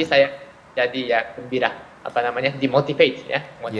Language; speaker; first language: Indonesian; non-native, fluent; Japanese